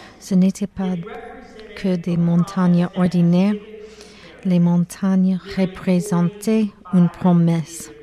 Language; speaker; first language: French; non-native, learner; English